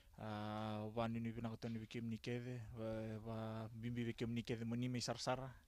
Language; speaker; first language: Italian; non-native, learner; Fijian